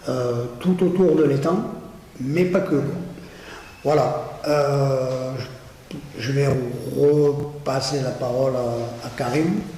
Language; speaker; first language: French; native; French